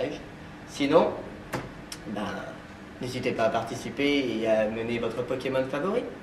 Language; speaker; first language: French; native; French